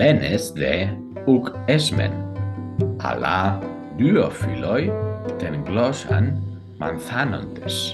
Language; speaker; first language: Greek; non-native, learner; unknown